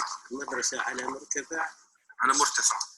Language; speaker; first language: Arabic; native; Arabic